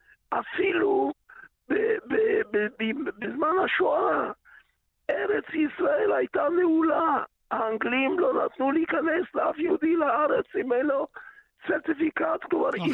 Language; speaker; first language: Hebrew; early bilingual, other home language; Yiddish